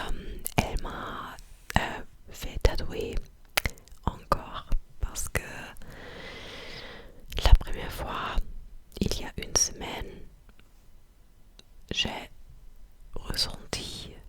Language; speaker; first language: French; non-native, learner; English